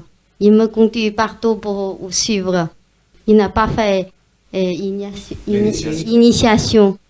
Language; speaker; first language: French; non-native, fluent; Chinese